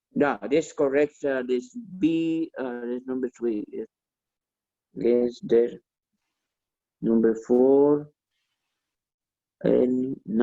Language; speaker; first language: English; non-native, learner; Spanish